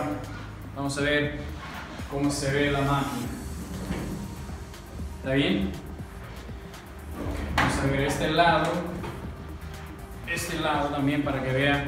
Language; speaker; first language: Spanish; non-native, learner; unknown